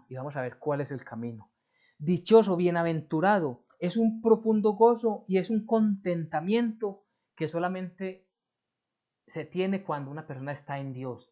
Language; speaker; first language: Spanish; native; Spanish